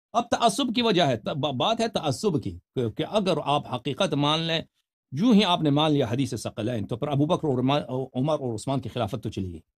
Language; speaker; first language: Urdu; non-native, fluent; Persian